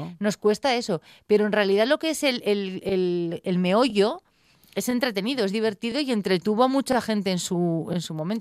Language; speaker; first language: Spanish; native; Spanish